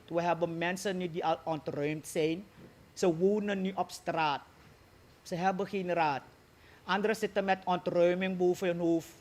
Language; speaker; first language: Dutch; native; Dutch